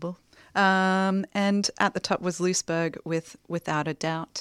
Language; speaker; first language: English; native; English